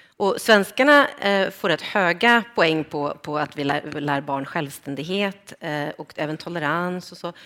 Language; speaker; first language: Swedish; native; Swedish